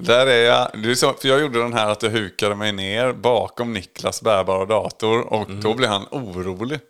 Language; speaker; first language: Swedish; native; Swedish